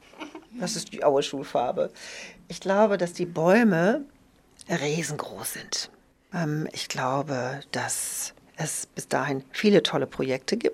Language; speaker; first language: German; native; German